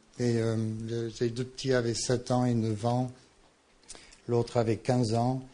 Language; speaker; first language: French; non-native, fluent; English